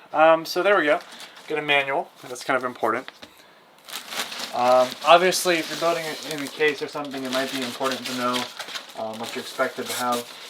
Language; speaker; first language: English; native; English